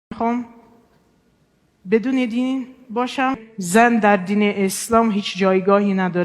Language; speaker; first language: Persian; non-native, fluent; Portuguese